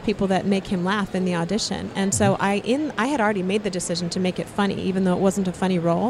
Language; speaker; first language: English; native; English